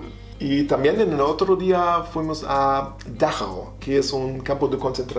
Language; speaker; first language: Spanish; non-native, fluent; German